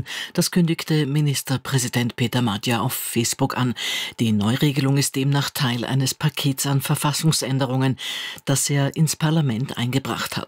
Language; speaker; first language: German; native; German